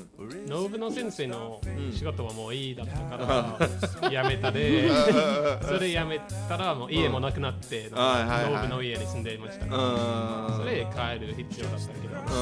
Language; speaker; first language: Japanese; non-native, fluent; English